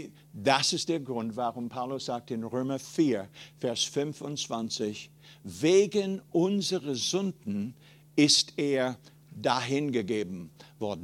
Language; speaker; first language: German; non-native, fluent; English